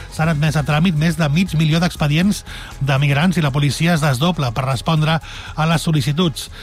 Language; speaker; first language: Catalan; native; Catalan